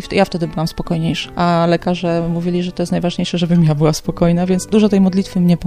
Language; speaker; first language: Polish; native; Polish